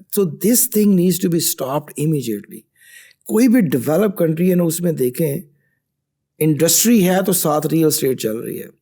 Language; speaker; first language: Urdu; non-native, local second language; Punjabi